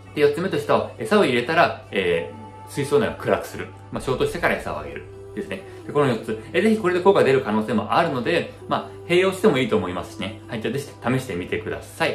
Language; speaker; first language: Japanese; early bilingual, heritage; Japanese